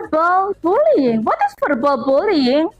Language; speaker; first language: English; non-native, fluent; Indonesian